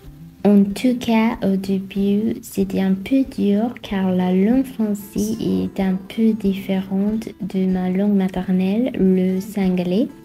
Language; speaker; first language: French; non-native, fluent; Sinhala